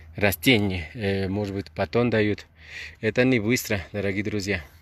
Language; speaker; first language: Russian; non-native, learner; Spanish